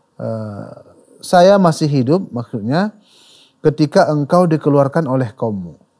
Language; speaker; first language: Malay; native; Malay